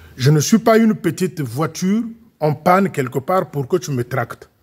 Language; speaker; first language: French; non-native, local second language; Lingala